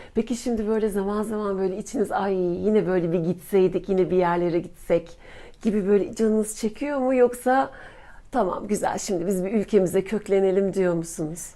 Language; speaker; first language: Turkish; native; Turkish